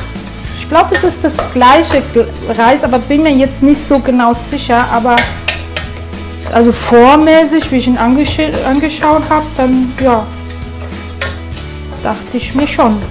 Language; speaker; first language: German; non-native, fluent; Italian